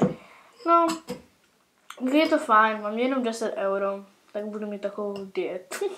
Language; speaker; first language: Czech; early bilingual, heritage; Czech